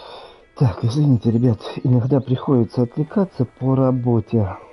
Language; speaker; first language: Russian; native; Russian